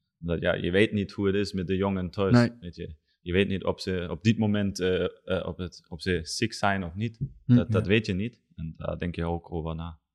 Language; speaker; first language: Dutch; non-native, learner; German